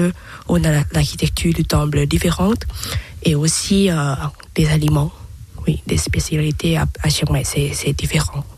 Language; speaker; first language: French; non-native, learner; Thai